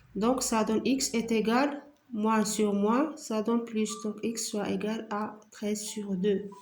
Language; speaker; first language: French; non-native, local second language; Arabic